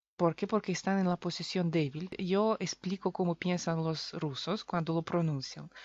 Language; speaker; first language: Spanish; non-native, fluent; Russian